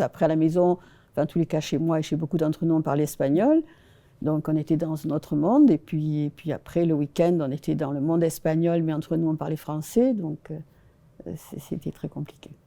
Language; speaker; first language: French; early bilingual, other home language; Spanish